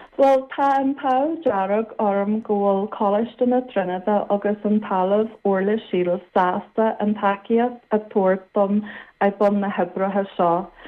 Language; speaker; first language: Irish; non-native, local second language; English